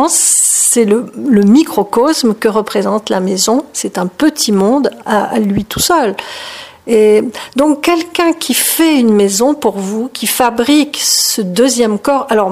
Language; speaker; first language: French; native; French